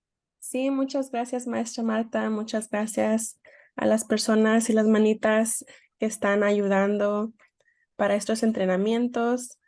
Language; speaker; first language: Spanish; early bilingual, heritage; Spanish